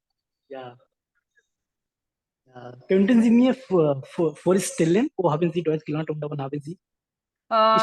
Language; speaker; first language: German; non-native, learner; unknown